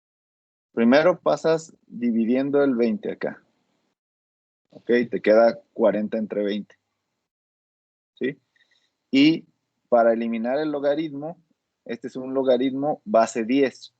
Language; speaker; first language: Spanish; native; Spanish